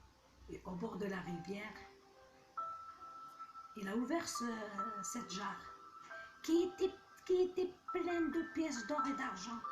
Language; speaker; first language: French; non-native, local second language; Arabic